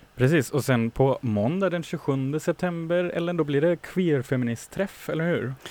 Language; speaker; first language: Swedish; non-native, fluent; German